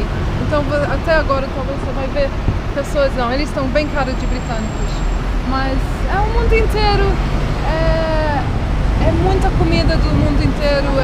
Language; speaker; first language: Portuguese; early bilingual, heritage; Portuguese